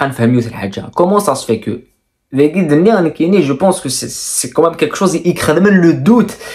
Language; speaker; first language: French; non-native, local second language; Kabyle